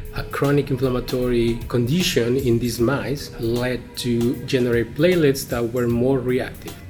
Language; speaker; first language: English; non-native, fluent; Spanish